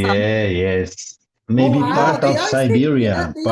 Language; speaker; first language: English; non-native, learner; Portuguese